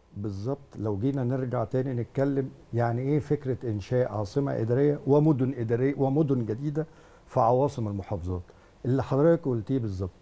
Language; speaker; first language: Egyptian Arabic; native; Egyptian Arabic